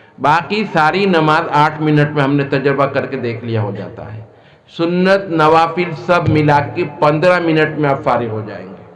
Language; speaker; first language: Urdu; non-native, local second language; Assamese